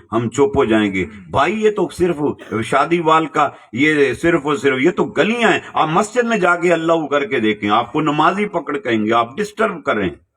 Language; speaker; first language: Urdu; non-native, local second language; Punjabi